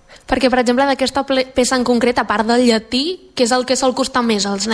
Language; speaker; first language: Catalan; native; Catalan